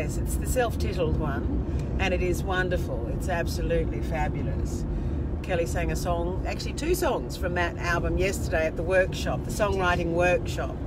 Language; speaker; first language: English; native; English